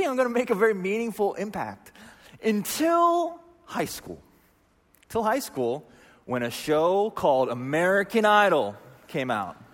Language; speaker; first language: English; native; English